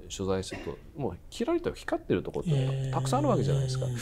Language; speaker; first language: Japanese; early bilingual, other home language; English